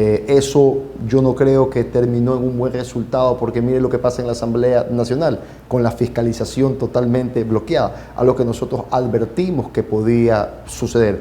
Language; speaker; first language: Spanish; native; Spanish